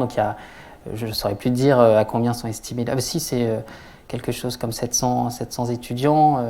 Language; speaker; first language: French; native; French